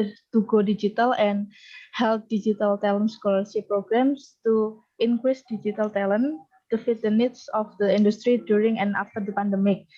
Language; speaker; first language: English; non-native, learner; Indonesian